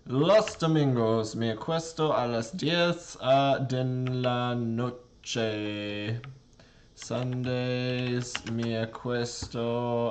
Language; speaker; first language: Spanish; non-native, learner; English